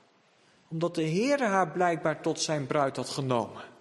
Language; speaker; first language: Dutch; native; Dutch